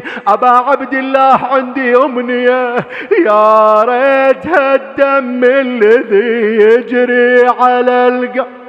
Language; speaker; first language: Arabic; native; Arabic